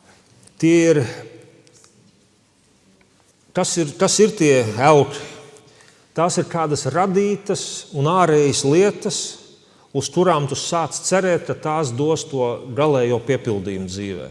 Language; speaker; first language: Latvian; native; Latvian